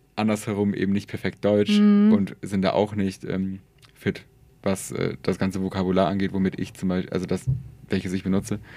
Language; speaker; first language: German; early bilingual, other home language; Persian